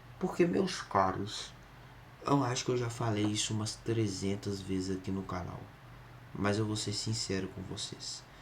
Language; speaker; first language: Portuguese; native; Portuguese